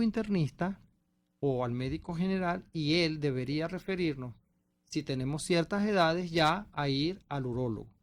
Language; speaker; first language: Spanish; native; Spanish